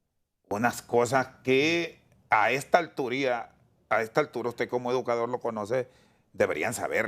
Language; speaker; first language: Spanish; native; Spanish